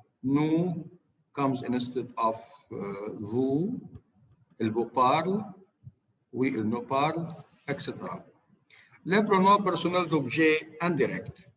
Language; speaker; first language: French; non-native, fluent; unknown